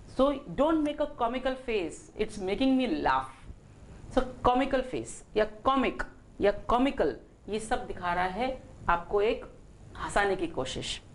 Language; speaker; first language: Hindi; native; Hindi